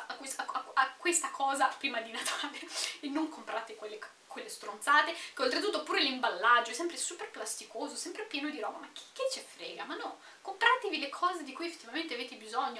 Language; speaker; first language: Italian; native; Italian